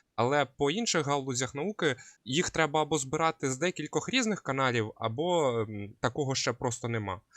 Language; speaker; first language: Ukrainian; native; Ukrainian